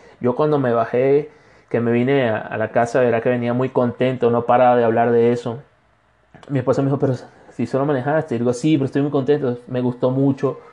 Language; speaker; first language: Spanish; native; Spanish